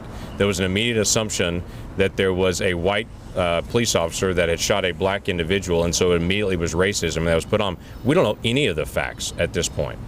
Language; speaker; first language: English; native; English